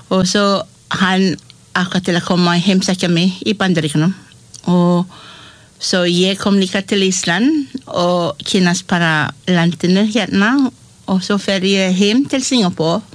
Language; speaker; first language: Icelandic; non-native, fluent; English